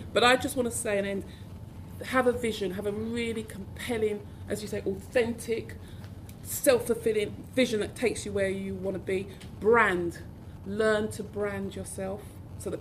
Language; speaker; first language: English; native; English